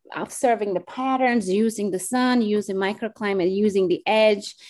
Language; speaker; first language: English; non-native, fluent; Spanish